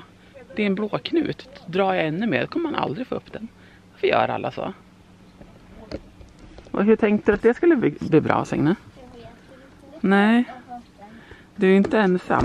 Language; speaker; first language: Swedish; native; Swedish